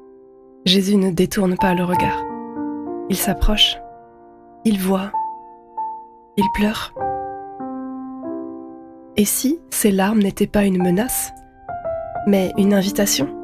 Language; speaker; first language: French; native; French